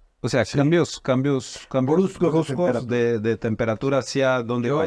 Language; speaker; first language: Spanish; non-native, learner; English